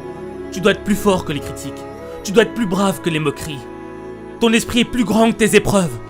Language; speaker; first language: French; non-native, local second language; Haitian Creole